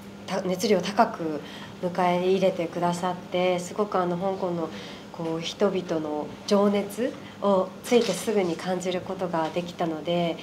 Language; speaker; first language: Japanese; native; Japanese